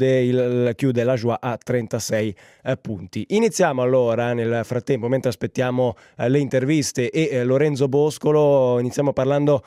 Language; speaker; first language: Italian; native; Italian